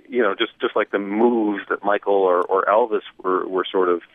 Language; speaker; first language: English; native; English